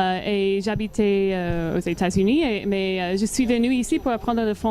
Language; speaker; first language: French; non-native, learner; English